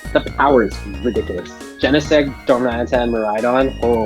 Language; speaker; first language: English; native; English